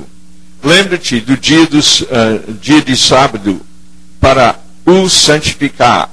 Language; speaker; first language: Portuguese; non-native, fluent; English